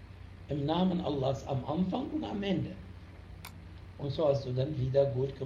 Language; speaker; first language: German; non-native, fluent; Arabic